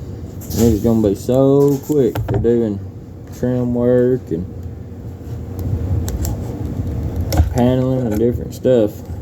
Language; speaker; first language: English; native; English